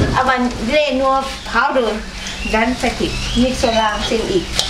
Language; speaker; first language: German; non-native, learner; Thai